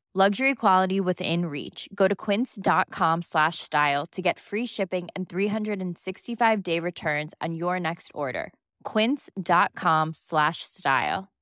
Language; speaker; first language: Swedish; native; Swedish